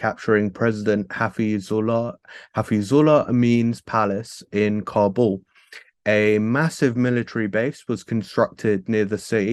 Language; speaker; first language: English; native; English